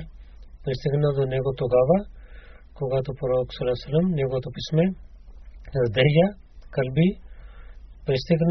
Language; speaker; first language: Bulgarian; non-native, fluent; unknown